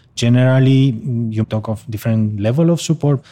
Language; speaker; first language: English; non-native, fluent; Spanish